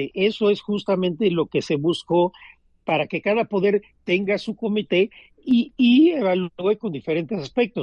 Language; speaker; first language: Spanish; native; Spanish